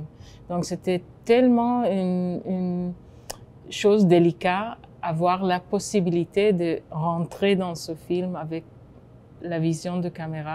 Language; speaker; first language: French; non-native, fluent; Hebrew